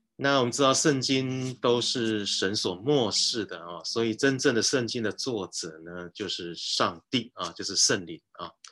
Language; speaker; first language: Chinese; native; Chinese